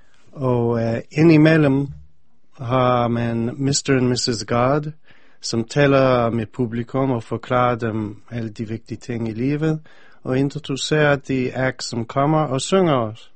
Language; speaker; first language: Danish; non-native, fluent; English